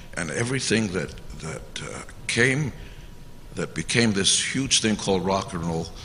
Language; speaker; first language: English; early bilingual, other home language; Hungarian